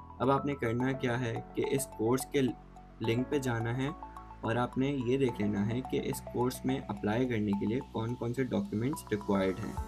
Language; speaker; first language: Urdu; native; Urdu